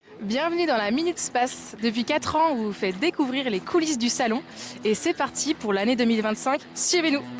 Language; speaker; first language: French; native; French